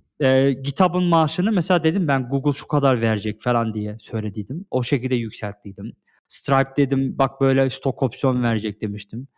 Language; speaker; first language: Turkish; early bilingual, heritage; Turkish